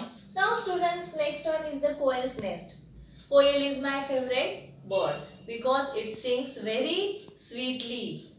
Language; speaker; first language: English; non-native, local second language; Marathi